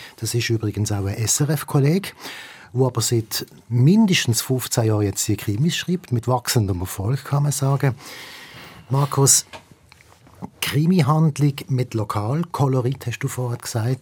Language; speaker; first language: German; native; German